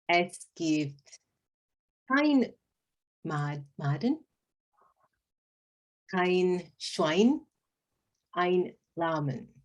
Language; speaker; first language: German; non-native, learner; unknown